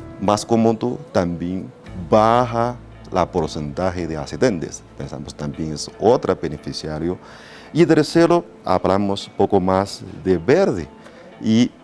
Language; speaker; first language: Spanish; non-native, learner; Chinese